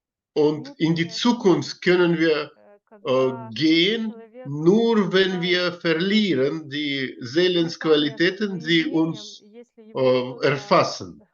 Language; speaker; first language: German; non-native, learner; Russian